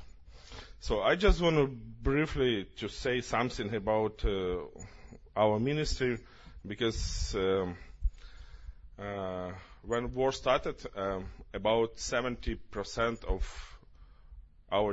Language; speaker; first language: English; non-native, learner; Ukrainian